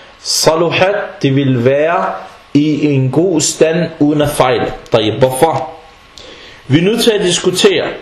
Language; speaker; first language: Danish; early bilingual, other home language; Arabic